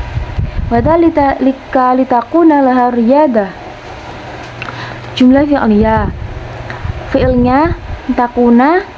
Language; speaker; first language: Arabic; non-native, learner; Indonesian